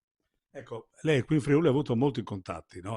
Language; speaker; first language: Italian; native; Italian